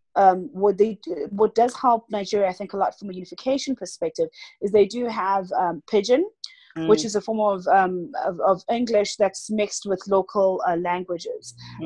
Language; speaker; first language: English; non-native, local second language; Zulu